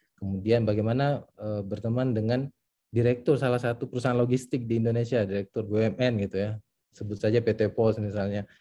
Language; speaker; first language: Indonesian; native; Indonesian